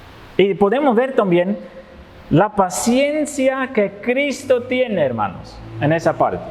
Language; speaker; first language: Spanish; non-native, fluent; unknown